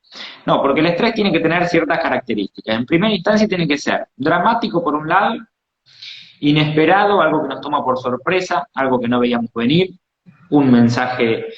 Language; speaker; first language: Spanish; native; Spanish